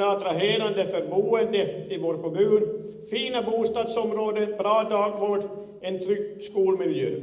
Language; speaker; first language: Swedish; native; Swedish